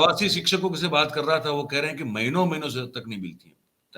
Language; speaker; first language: Hindi; non-native, local second language; Gujarati